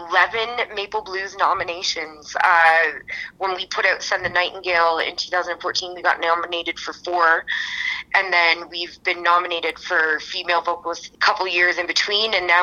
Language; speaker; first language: English; native; English